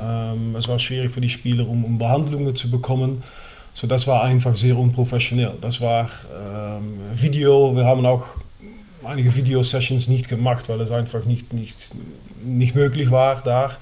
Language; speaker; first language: German; non-native, fluent; Dutch